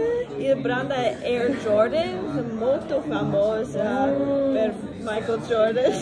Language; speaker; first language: Italian; non-native, learner; English